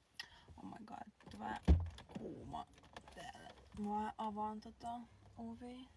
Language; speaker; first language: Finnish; non-native, fluent; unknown